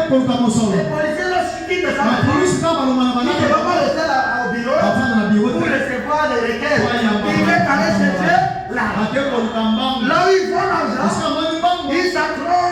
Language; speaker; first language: French; non-native, local second language; Lingala